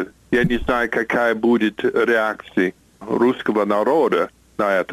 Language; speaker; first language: Russian; non-native, fluent; English